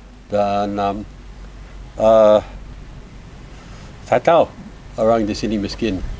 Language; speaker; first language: Indonesian; non-native, learner; English